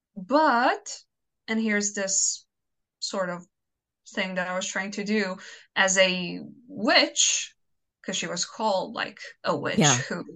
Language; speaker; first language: English; non-native, fluent; Croatian